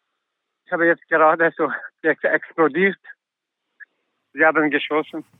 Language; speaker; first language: German; non-native, learner; Kurdish